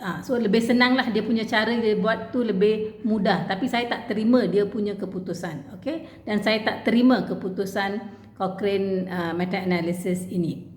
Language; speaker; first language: Malay; non-native, local second language; Tamil